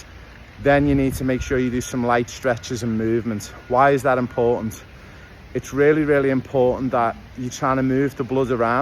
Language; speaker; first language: English; native; English